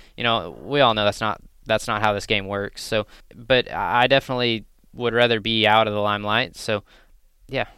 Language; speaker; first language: English; native; English